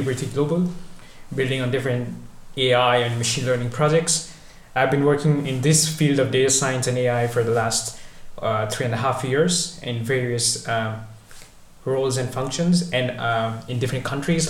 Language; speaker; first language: English; non-native, local second language; Bangla